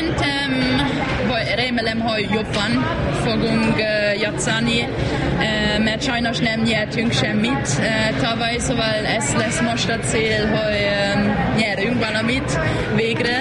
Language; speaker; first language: Hungarian; non-native, learner; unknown